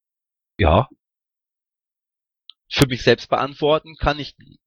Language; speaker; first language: German; native; German